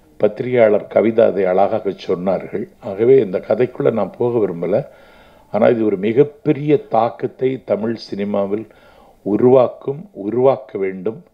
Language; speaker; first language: Tamil; native; Tamil